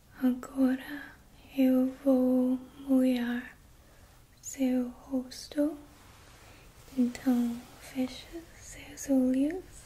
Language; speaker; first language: Portuguese; non-native, learner; English